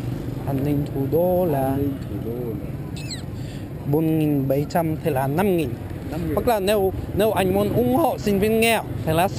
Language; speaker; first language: Vietnamese; non-native, fluent; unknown